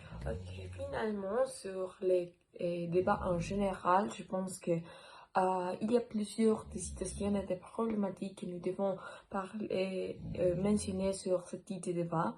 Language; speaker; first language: French; non-native, learner; Spanish